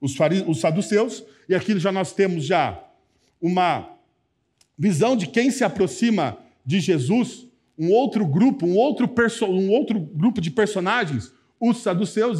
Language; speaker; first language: Portuguese; native; Portuguese